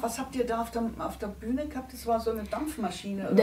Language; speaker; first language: German; native; German